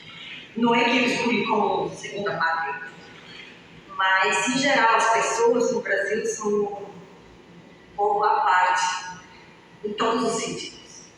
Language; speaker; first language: Portuguese; non-native, fluent; Bulgarian